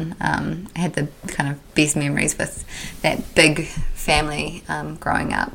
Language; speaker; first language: English; native; English